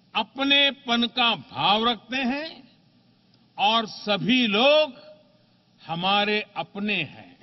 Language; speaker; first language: Hindi; non-native, local second language; Gujarati